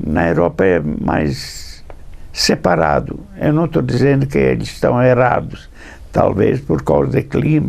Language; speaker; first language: Portuguese; non-native, fluent; English